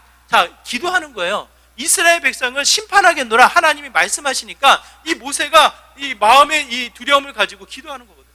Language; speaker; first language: Korean; native; Korean